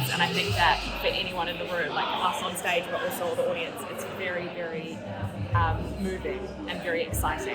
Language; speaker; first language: English; native; English